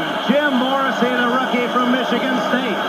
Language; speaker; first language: English; native; English